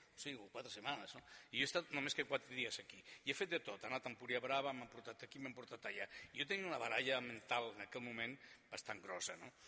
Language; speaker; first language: Catalan; non-native, learner; Spanish